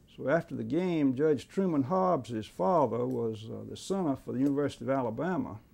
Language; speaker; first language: English; native; English